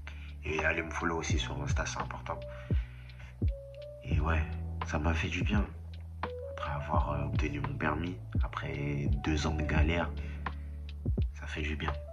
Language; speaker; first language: French; native; French